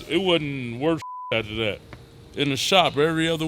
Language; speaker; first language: English; native; English